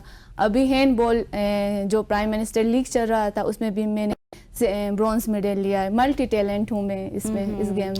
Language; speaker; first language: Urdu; non-native, local second language; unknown